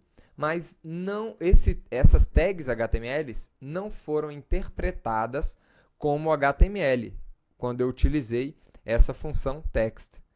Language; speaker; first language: Portuguese; native; Portuguese